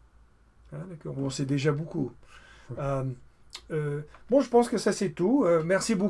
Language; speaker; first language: French; non-native, fluent; English